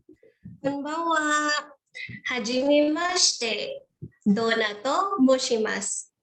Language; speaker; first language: Japanese; non-native, learner; Filipino